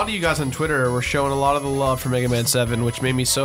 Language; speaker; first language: English; native; English